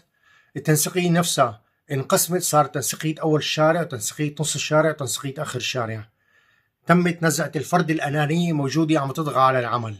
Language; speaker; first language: Arabic; native; Arabic